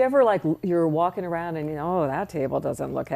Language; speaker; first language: English; native; English